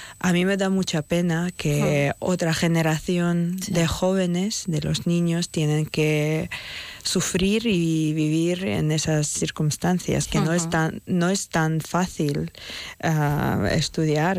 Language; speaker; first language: Spanish; non-native, fluent; Ukrainian